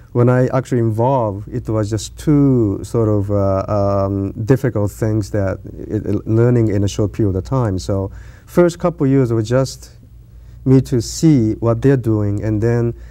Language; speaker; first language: English; non-native, learner; Japanese